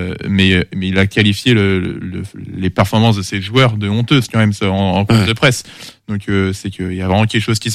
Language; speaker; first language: French; native; French